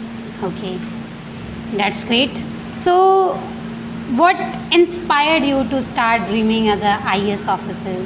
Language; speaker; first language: English; non-native, learner; Hindi